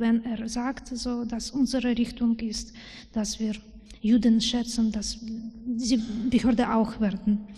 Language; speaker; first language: German; non-native, learner; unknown